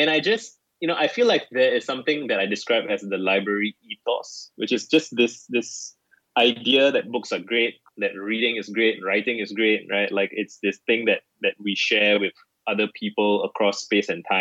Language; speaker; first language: English; native; English